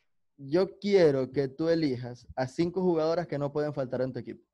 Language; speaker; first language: Spanish; native; Spanish